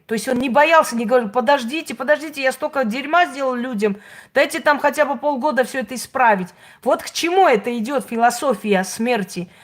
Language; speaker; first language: Russian; native; Russian